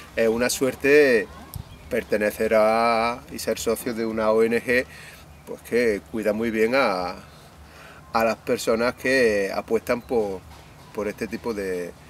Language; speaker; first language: Spanish; native; Spanish